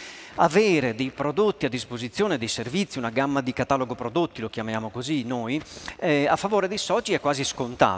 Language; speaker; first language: Italian; native; Italian